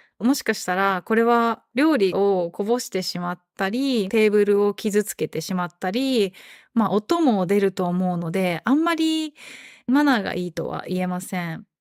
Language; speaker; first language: Japanese; native; Japanese